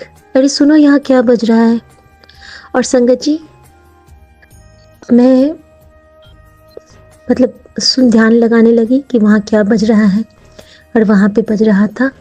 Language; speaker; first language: Hindi; native; Hindi